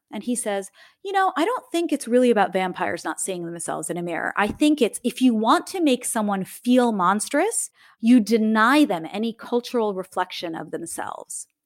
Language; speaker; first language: English; native; English